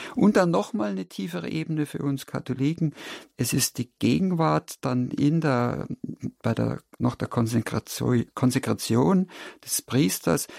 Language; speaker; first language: German; native; German